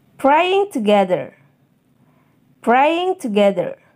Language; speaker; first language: English; non-native, fluent; Indonesian